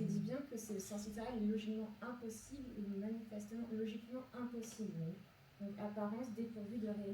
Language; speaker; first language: French; native; French